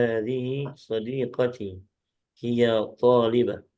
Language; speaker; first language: Arabic; non-native, learner; Indonesian